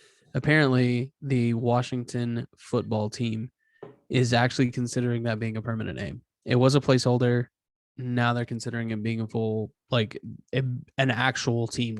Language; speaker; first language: English; native; English